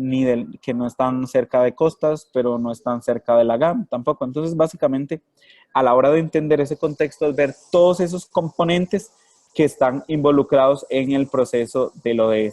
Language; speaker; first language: Spanish; native; Spanish